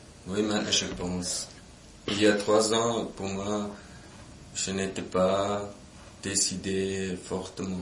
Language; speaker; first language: French; non-native, local second language; German